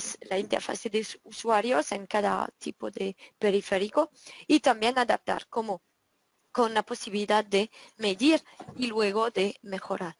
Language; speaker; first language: Spanish; non-native, fluent; French